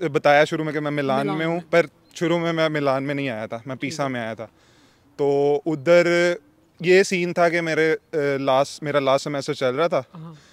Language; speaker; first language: Urdu; native; Urdu